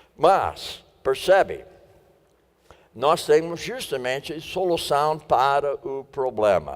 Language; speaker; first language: Portuguese; non-native, fluent; English